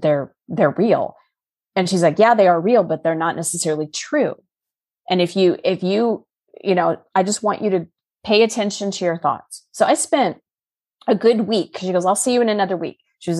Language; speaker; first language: English; native; English